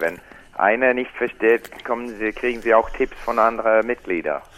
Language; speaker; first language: German; non-native, learner; English